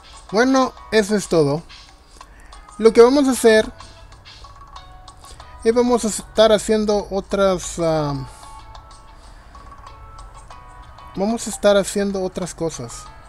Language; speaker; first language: Spanish; native; Spanish